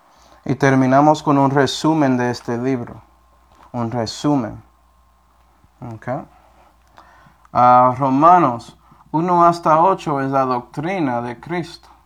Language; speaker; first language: Spanish; non-native, fluent; English